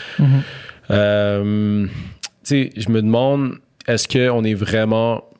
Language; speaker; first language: French; native; French